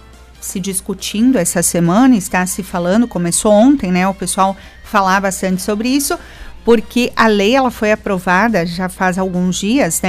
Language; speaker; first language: Portuguese; native; Portuguese